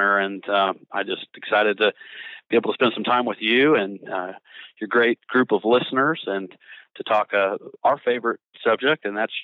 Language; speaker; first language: English; native; English